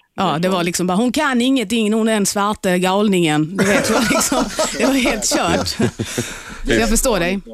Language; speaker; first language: Swedish; native; Swedish